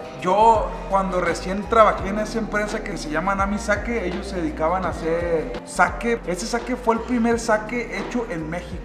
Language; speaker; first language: Spanish; native; Spanish